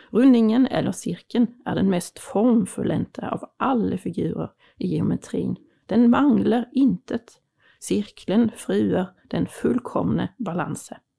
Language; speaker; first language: Norwegian; native; Norwegian